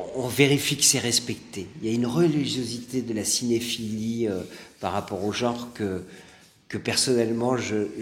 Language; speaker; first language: French; native; French